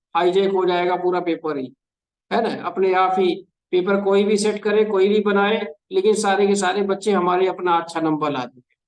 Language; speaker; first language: Hindi; native; Hindi